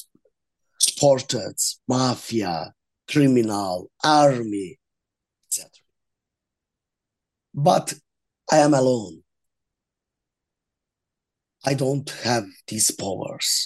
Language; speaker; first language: English; non-native, learner; Azerbaijani